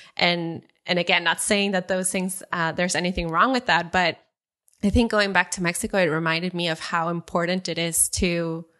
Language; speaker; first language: English; early bilingual, other home language; Spanish